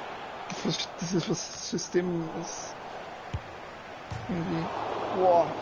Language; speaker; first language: German; native; German